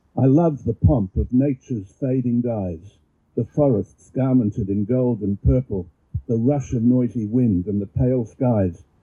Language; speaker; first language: English; native; English